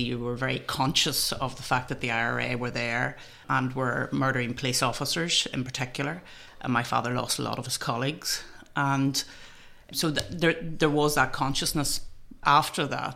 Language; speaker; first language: English; native; English